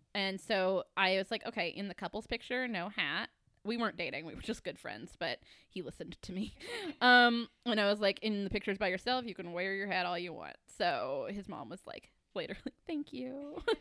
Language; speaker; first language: English; native; English